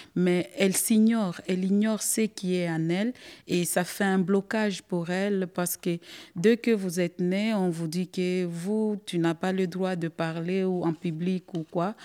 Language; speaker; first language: French; non-native, local second language; Swahili